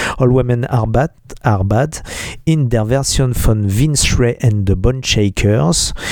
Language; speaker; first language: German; non-native, fluent; French